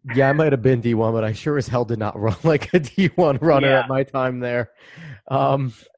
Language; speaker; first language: English; native; English